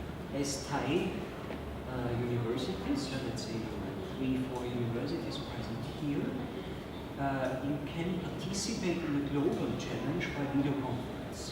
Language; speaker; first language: English; non-native, fluent; French